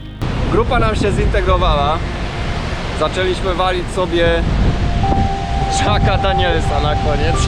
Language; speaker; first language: Polish; native; Polish